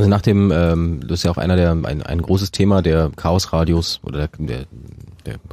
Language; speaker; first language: German; native; German